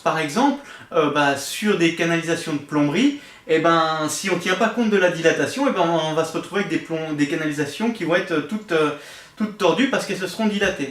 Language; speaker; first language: French; native; French